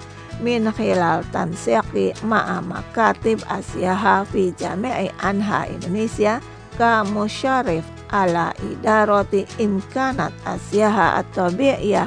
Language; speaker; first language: Arabic; non-native, fluent; Indonesian